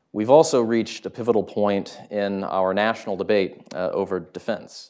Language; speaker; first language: English; native; English